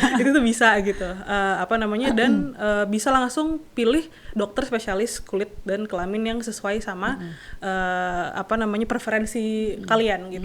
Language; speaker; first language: Indonesian; native; Indonesian